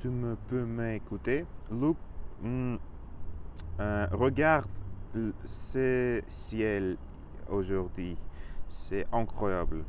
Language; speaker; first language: French; non-native, learner; Russian